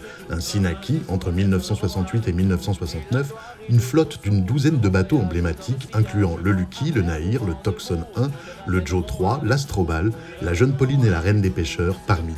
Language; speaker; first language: French; native; French